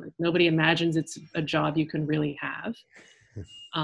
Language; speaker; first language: English; early bilingual, other home language; French